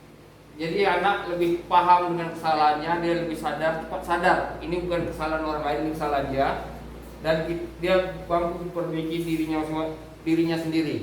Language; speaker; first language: Indonesian; native; Indonesian